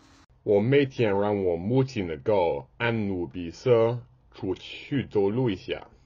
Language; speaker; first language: Chinese; non-native, learner; English